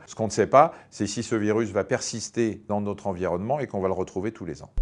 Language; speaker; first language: French; native; French